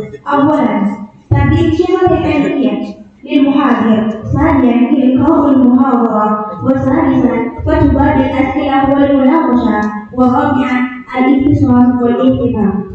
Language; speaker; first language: Arabic; non-native, learner; Indonesian